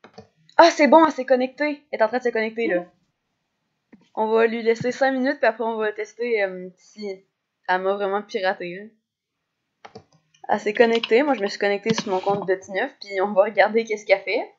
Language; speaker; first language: French; native; French